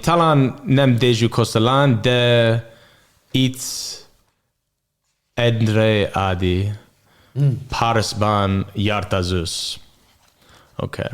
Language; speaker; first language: Hungarian; non-native, learner; English